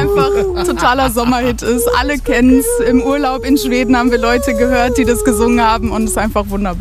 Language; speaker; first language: German; native; German